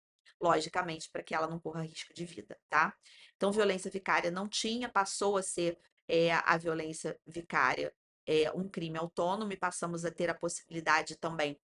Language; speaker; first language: Portuguese; native; Portuguese